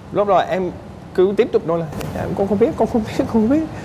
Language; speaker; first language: Vietnamese; non-native, fluent; English